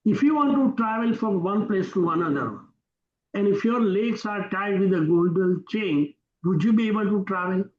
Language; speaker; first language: English; non-native, local second language; Gujarati